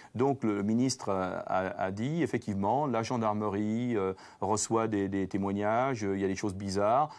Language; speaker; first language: French; native; French